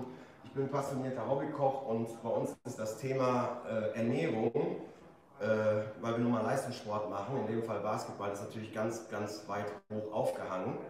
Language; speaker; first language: German; native; German